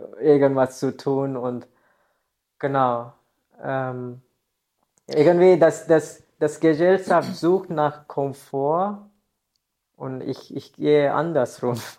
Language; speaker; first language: German; non-native, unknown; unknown